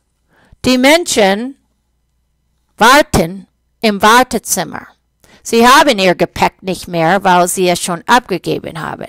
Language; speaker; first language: German; non-native, fluent; English